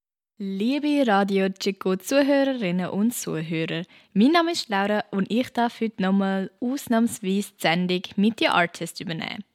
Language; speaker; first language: German; native; German